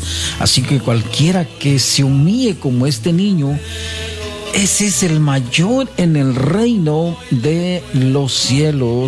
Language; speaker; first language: Spanish; native; Spanish